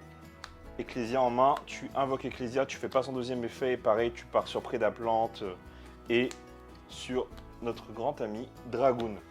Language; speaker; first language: French; native; French